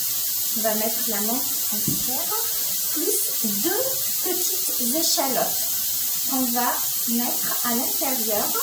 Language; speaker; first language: French; non-native, local second language; Arabic